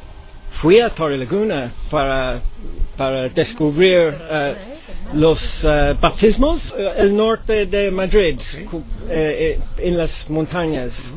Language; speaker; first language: Spanish; non-native, learner; English